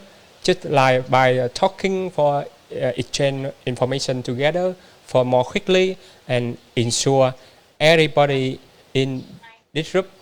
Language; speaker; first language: English; non-native, learner; Vietnamese